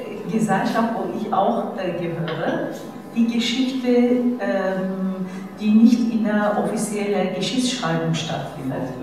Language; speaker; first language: German; non-native, fluent; Turkish